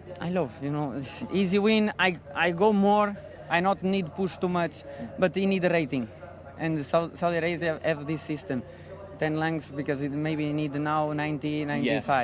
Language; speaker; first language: English; non-native, learner; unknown